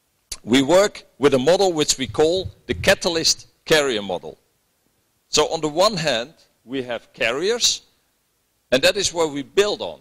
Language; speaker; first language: English; non-native, fluent; Dutch